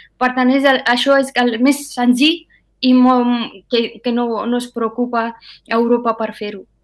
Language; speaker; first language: Catalan; non-native, fluent; Persian